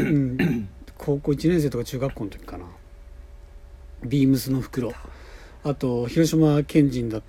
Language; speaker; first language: Japanese; native; Japanese